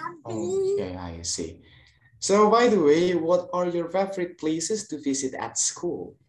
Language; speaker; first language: English; non-native, fluent; Indonesian